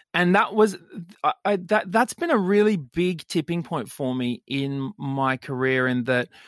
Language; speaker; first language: English; native; English